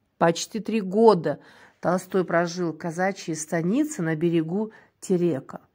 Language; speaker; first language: Russian; non-native, local second language; Kyrgyz